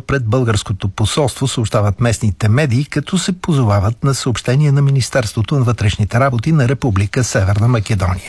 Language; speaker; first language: Bulgarian; native; Bulgarian